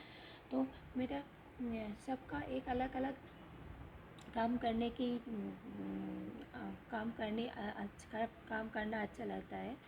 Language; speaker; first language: Hindi; non-native, local second language; Bangla